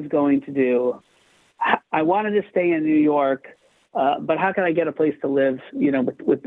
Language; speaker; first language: English; native; English